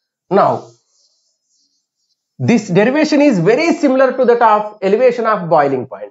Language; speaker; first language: English; non-native, local second language; Telugu